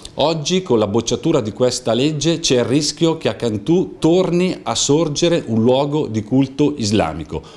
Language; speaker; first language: Italian; native; Italian